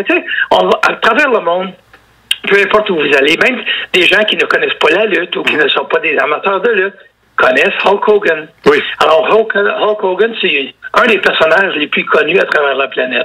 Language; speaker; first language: French; native; French